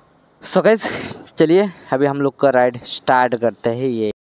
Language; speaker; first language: Hindi; non-native, local second language; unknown